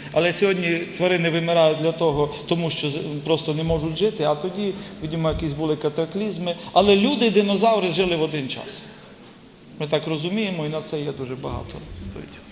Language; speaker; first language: Ukrainian; native; Ukrainian